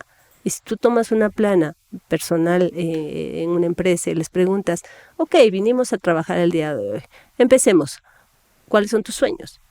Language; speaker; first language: Spanish; native; Spanish